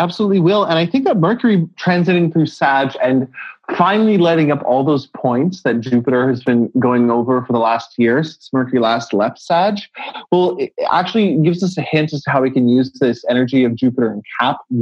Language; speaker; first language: English; native; English